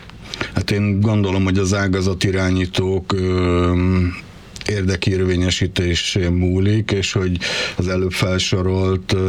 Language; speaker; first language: Hungarian; native; Hungarian